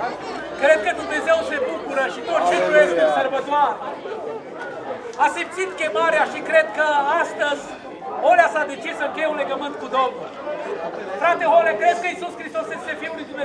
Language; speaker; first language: Romanian; native; Romanian